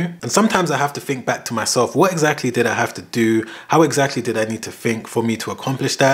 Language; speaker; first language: English; native; English